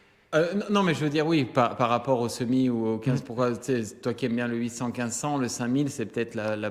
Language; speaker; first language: French; native; French